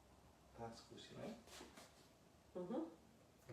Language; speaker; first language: Czech; non-native, learner; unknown